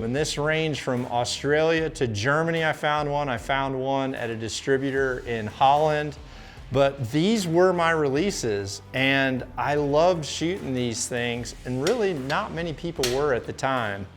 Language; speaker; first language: English; native; English